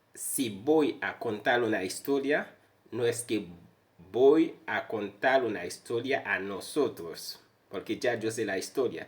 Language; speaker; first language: Spanish; non-native, fluent; Haitian Creole